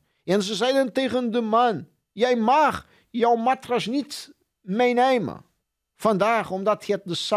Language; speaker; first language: Dutch; non-native, fluent; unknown